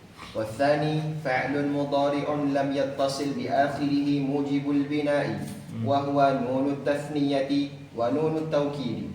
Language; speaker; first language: Arabic; non-native, learner; Malay